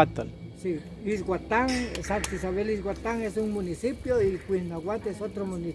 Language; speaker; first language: Spanish; native; Spanish